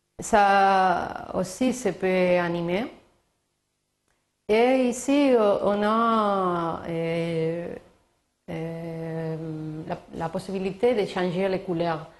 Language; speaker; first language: French; non-native, learner; Spanish